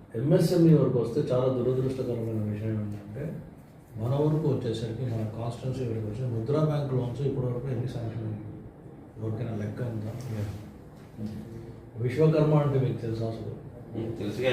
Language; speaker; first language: Telugu; native; Telugu